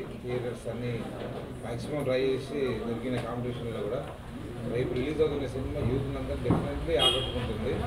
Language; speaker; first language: Telugu; native; Telugu